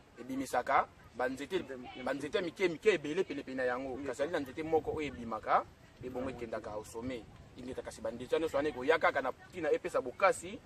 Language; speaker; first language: Lingala; non-native, local second language; Kongo